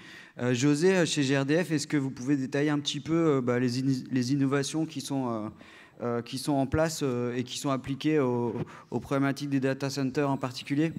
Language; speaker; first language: French; native; French